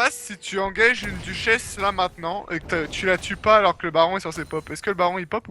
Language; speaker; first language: French; native; French